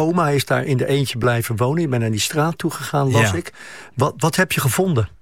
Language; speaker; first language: Dutch; native; Dutch